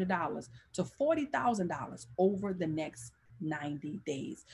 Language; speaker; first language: English; native; English